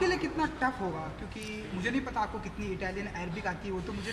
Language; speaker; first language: Hindi; native; Hindi